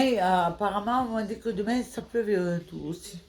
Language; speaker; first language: French; native; French